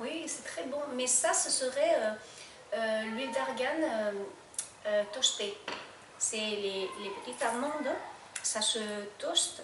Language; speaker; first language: French; non-native, fluent; Spanish